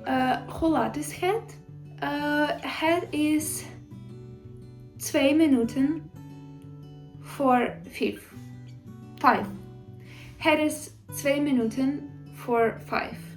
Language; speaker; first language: Dutch; non-native, learner; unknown